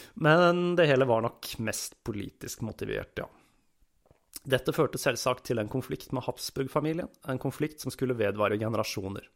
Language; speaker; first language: Norwegian; native; Norwegian